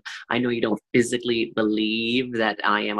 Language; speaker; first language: English; native; English